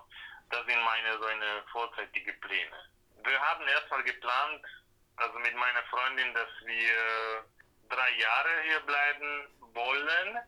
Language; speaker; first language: German; non-native, fluent; Slovak